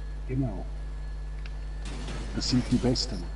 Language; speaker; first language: German; native; German